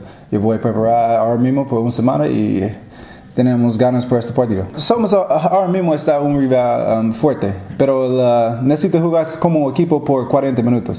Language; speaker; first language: Spanish; non-native, learner; English